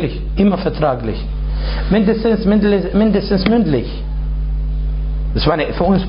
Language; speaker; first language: German; non-native, fluent; Arabic